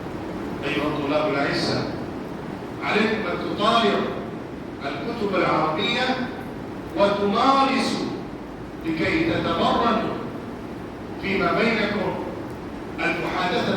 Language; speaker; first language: Arabic; non-native, fluent; Urdu